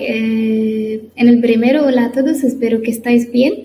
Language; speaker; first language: Spanish; non-native, learner; Arabic